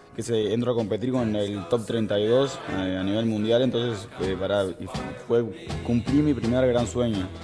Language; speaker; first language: Spanish; native; Spanish